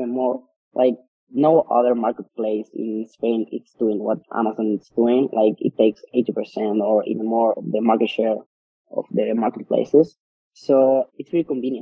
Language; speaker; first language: English; non-native, fluent; Spanish